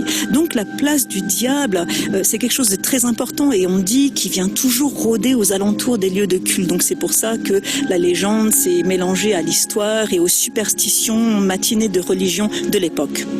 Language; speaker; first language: French; native; French